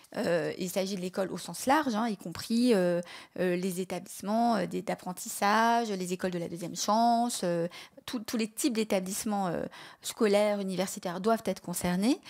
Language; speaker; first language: French; native; French